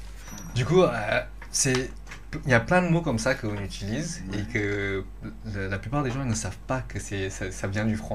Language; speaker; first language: French; non-native, fluent; Lao